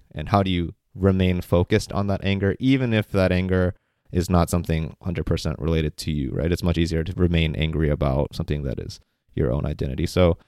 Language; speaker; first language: English; native; English